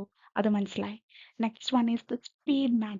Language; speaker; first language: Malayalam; native; Malayalam